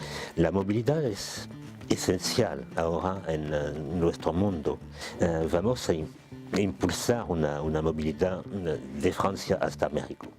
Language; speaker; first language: Spanish; non-native, fluent; French